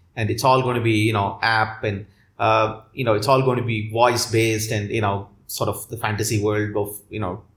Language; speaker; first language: English; non-native, local second language; Tamil